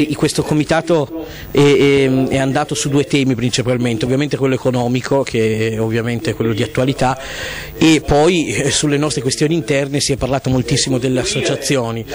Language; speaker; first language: Italian; native; Italian